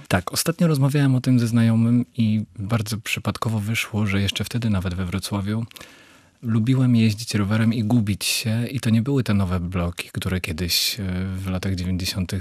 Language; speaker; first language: Polish; native; Polish